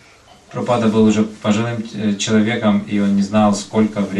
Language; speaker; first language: Russian; native; Russian